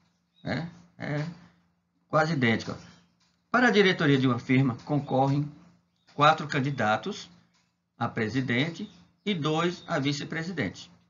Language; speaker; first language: Portuguese; native; Portuguese